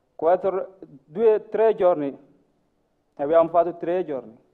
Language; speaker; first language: Italian; non-native, learner; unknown